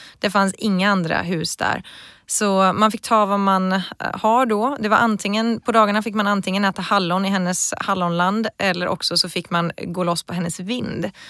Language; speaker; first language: Swedish; native; Swedish